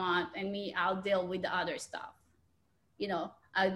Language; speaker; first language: English; non-native, local second language; Filipino